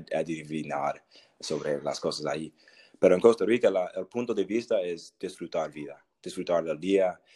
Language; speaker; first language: Spanish; non-native, learner; English